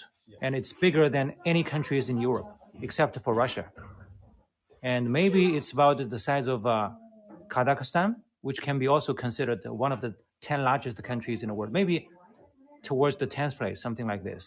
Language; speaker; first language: English; non-native, fluent; Chinese